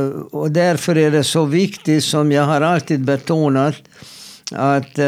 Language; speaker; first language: Swedish; non-native, fluent; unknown